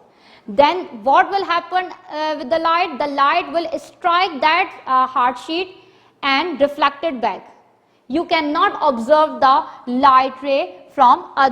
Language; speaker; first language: English; non-native, local second language; Urdu